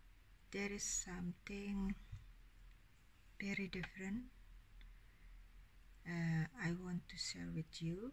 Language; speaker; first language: English; non-native, learner; Indonesian